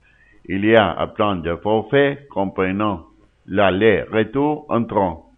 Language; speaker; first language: French; non-native, learner; Spanish